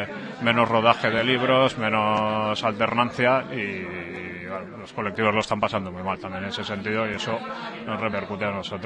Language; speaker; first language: Spanish; native; Spanish